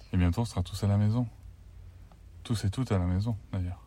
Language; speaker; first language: French; native; French